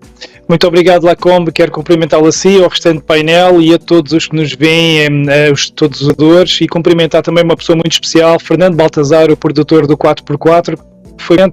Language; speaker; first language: Portuguese; native; Portuguese